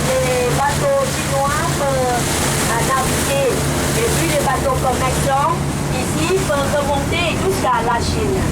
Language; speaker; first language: French; non-native, learner; Thai